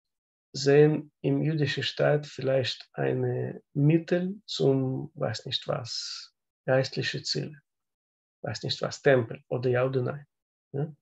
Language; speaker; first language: German; non-native, learner; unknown